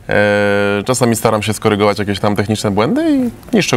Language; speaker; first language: Polish; native; Polish